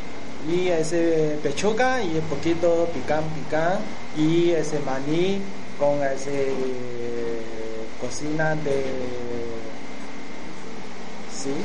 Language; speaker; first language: Spanish; non-native, learner; Chinese